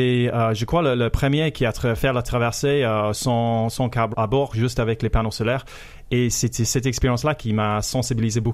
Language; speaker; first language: French; non-native, fluent; English